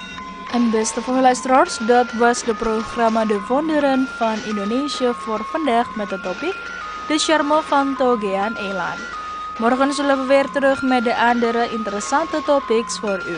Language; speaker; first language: Dutch; non-native, fluent; Indonesian